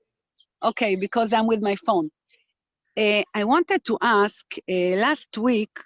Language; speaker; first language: English; non-native, fluent; Hebrew